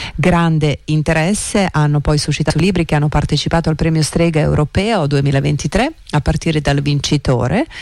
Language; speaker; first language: Italian; non-native, fluent; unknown